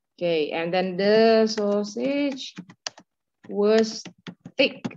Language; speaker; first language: English; non-native, fluent; Indonesian